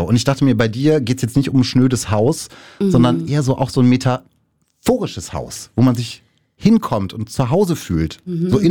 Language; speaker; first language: German; native; German